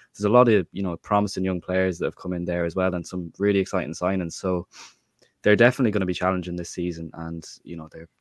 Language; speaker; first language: English; native; English